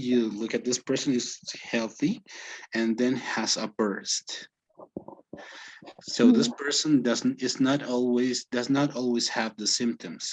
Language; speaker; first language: English; non-native, fluent; Spanish